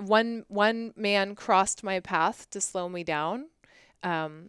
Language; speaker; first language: English; native; English